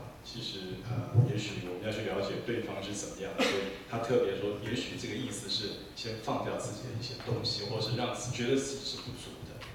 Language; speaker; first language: Chinese; native; Chinese